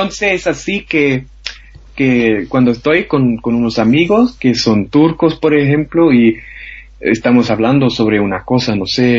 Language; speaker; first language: Spanish; non-native, fluent; German